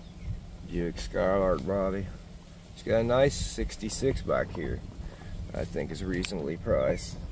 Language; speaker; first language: English; native; English